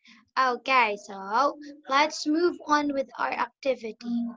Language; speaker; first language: English; non-native, fluent; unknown